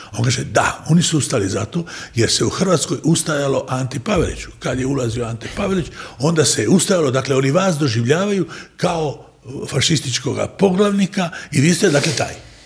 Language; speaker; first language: Croatian; native; Croatian